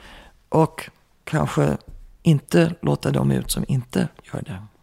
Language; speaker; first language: Swedish; early bilingual, heritage; Swedish